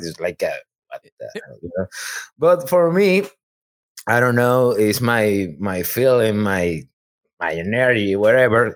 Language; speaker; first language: English; non-native, learner; Spanish